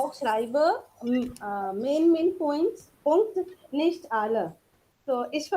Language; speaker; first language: German; non-native, learner; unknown